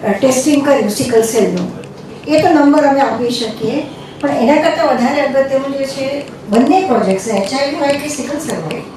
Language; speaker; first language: Gujarati; native; Gujarati